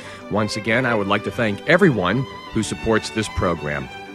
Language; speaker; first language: English; native; English